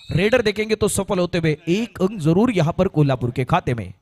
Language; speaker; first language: Hindi; non-native, local second language; Marathi